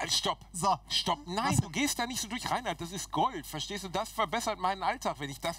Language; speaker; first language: German; native; German